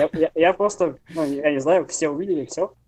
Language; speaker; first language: Russian; native; Russian